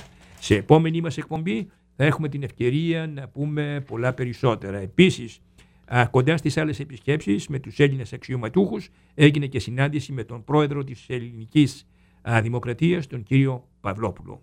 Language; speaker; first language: Greek; native; Greek